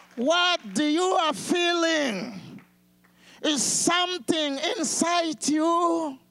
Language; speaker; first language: English; non-native, fluent; Portuguese